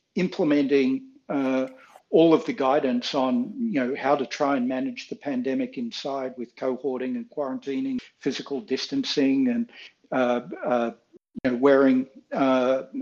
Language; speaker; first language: English; native; English